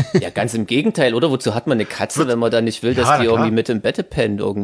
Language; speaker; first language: German; native; German